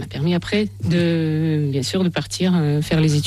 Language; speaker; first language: French; non-native, fluent; Russian